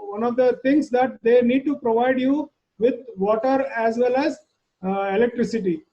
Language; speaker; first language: English; non-native, local second language; Kannada